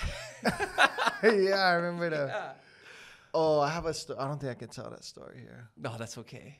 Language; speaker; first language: English; native; English